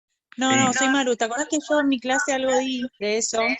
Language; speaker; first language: Spanish; native; Spanish